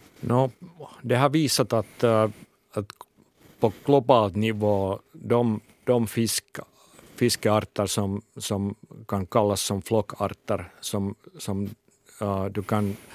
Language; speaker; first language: Swedish; non-native, local second language; Finnish